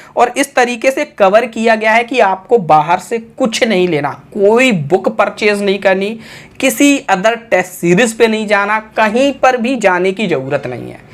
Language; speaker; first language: Hindi; native; Hindi